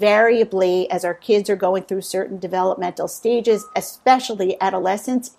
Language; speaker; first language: English; native; English